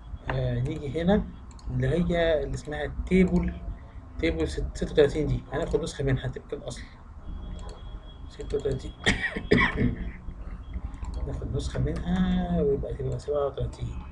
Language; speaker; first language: Arabic; native; Arabic